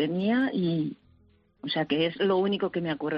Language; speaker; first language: Spanish; early bilingual, heritage; Spanish